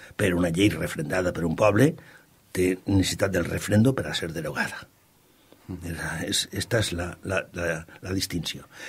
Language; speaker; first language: Catalan; native; Catalan